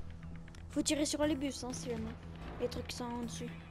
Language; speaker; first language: French; native; French